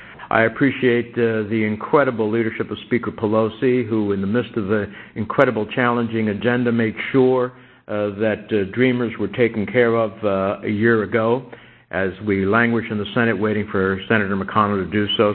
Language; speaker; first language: English; early bilingual, other home language; Spanish